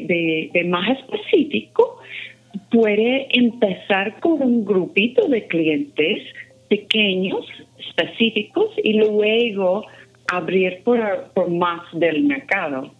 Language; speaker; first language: Spanish; non-native, fluent; English